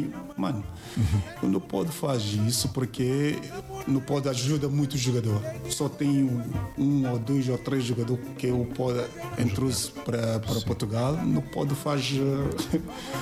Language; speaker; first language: Portuguese; non-native, learner; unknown